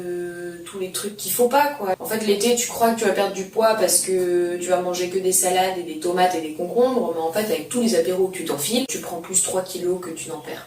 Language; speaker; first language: French; native; French